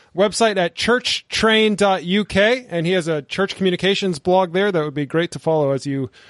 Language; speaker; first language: English; native; English